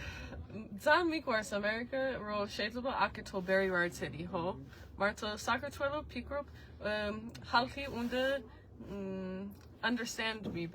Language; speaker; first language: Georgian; early bilingual, heritage; Georgian